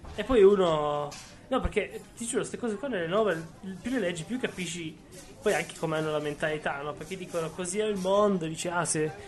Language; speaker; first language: Italian; native; Italian